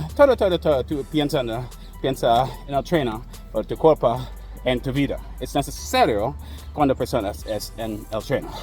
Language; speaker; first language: Spanish; non-native, learner; English